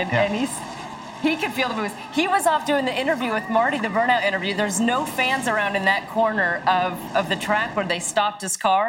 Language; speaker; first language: English; native; English